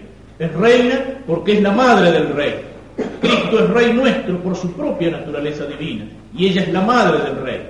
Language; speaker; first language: Spanish; native; Spanish